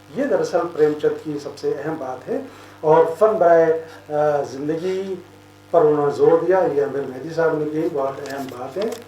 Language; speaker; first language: Urdu; native; Urdu